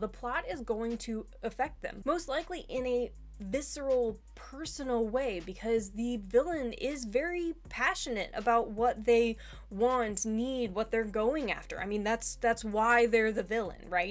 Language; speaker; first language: English; native; English